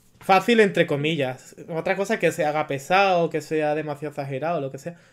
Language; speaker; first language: Spanish; native; Spanish